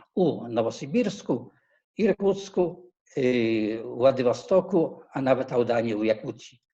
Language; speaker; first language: Polish; non-native, learner; Belarusian